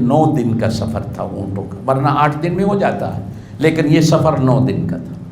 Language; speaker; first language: Urdu; native; Urdu